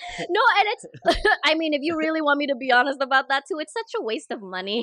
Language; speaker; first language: English; non-native, fluent; Indonesian